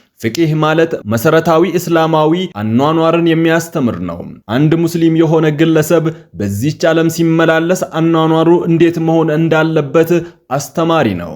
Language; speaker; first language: Amharic; native; Amharic